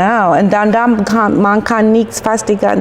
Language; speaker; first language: German; non-native, learner; English